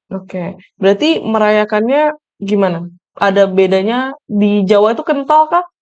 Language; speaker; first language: Indonesian; native; Indonesian